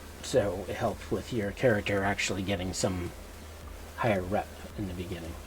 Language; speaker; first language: English; native; English